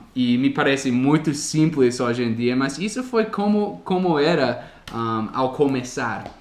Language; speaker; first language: Portuguese; non-native, fluent; English